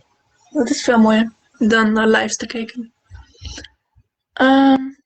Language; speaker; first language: Dutch; non-native, fluent; Hungarian